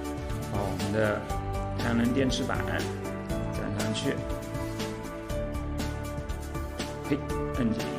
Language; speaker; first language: Chinese; native; Chinese